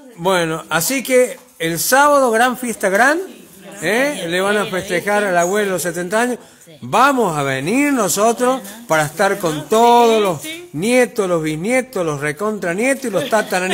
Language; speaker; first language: Spanish; native; Spanish